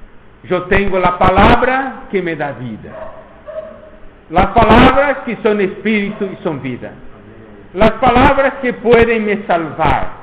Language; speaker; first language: Spanish; non-native, fluent; Portuguese